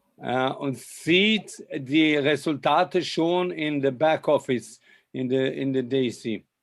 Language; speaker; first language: German; non-native, fluent; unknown